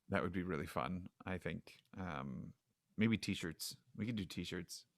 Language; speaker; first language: English; native; English